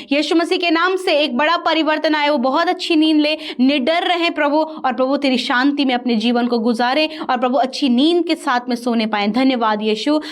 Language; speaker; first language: Hindi; native; Hindi